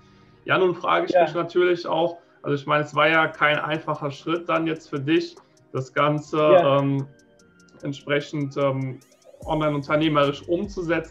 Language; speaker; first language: German; native; German